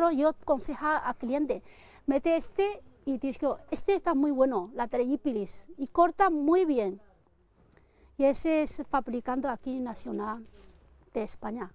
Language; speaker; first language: Spanish; non-native, learner; Chinese